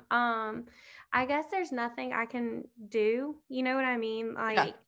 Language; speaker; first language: English; native; English